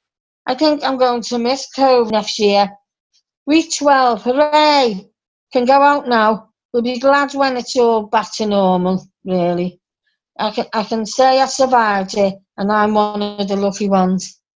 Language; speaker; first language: English; native; English